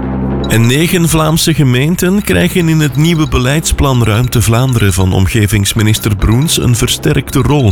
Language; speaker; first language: Dutch; native; Dutch